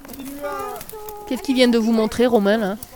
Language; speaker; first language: French; native; French